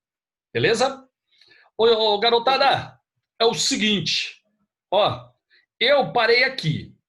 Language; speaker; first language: Portuguese; native; Portuguese